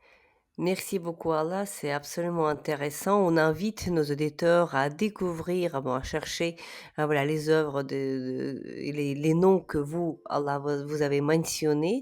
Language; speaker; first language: French; non-native, fluent; Ukrainian